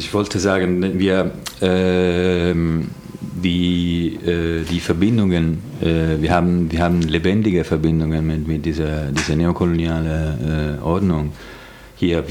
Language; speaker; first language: German; non-native, fluent; Italian